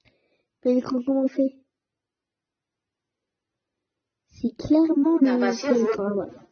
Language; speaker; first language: French; native; French